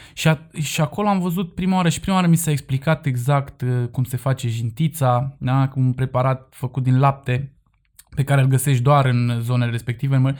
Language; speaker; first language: Romanian; native; Romanian